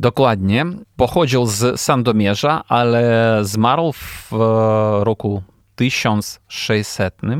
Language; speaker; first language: Polish; non-native, fluent; Ukrainian